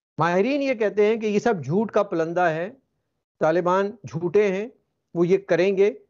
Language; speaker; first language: Urdu; native; Urdu